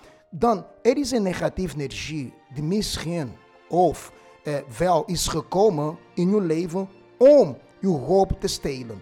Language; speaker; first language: Dutch; non-native, fluent; Portuguese